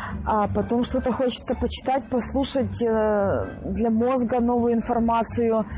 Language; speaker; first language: Russian; native; Russian